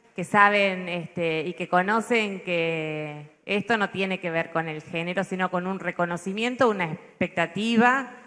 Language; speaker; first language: Spanish; native; Spanish